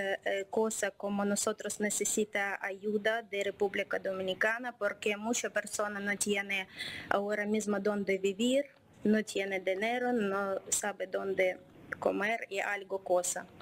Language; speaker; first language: Spanish; non-native, learner; Ukrainian